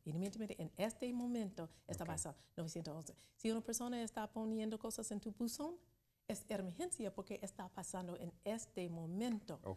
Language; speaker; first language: Spanish; non-native, learner; English